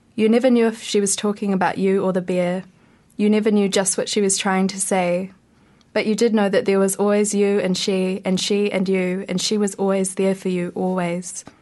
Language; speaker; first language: English; native; English